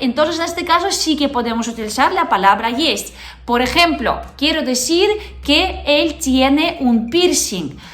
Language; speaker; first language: Spanish; non-native, fluent; Russian